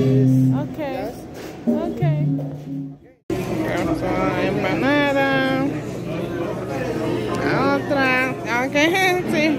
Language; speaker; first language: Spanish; non-native, learner; English